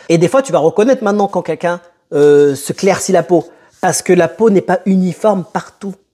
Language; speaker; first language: French; early bilingual, other home language; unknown